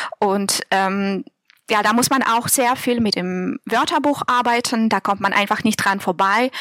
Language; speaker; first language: German; non-native, fluent; Russian